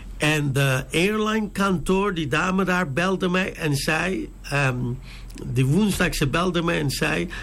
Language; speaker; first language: Dutch; non-native, fluent; English